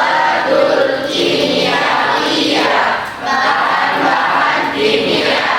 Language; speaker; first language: Arabic; non-native, learner; Indonesian